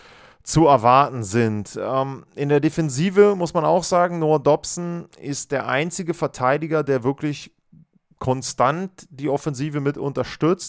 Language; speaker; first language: German; native; German